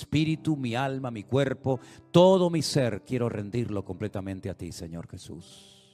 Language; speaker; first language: Spanish; native; Spanish